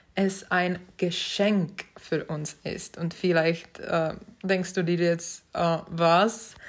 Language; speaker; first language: German; non-native, fluent; Czech